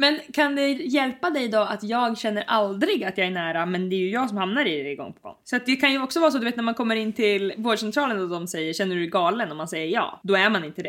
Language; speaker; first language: Swedish; native; Swedish